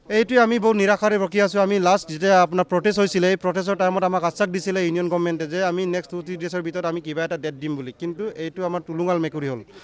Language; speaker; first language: Assamese; native; Assamese